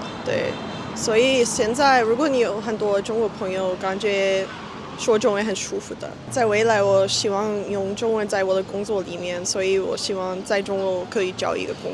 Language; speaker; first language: Chinese; non-native, learner; English